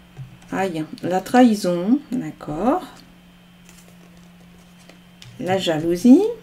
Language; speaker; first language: French; native; French